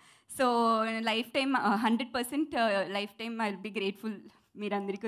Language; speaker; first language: Telugu; non-native, learner; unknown